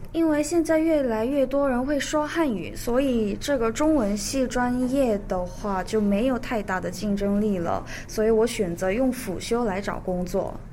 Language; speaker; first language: Chinese; early bilingual, other home language; Korean